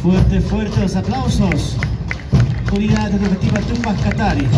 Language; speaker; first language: Spanish; native; Spanish